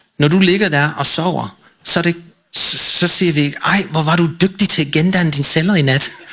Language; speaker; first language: Danish; non-native, fluent; English